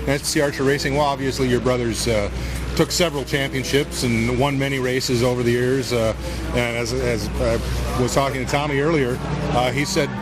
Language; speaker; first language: English; native; English